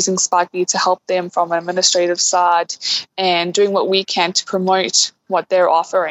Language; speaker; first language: English; native; English